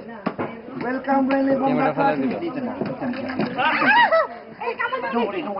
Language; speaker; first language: English; non-native, learner; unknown